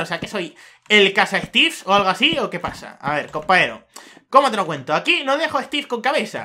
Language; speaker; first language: Spanish; native; Spanish